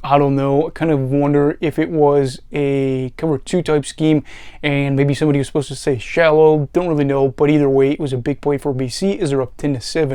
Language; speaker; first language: English; native; English